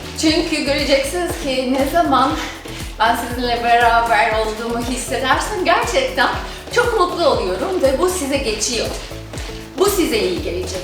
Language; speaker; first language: Turkish; non-native, fluent; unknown